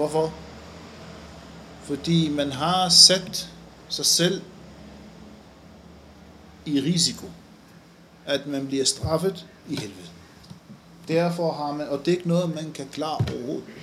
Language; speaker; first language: Danish; non-native, fluent; Arabic